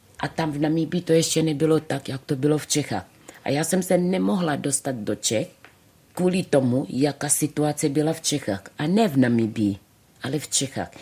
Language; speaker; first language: Czech; early bilingual, other home language; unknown